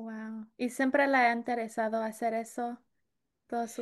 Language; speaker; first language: Spanish; non-native, fluent; English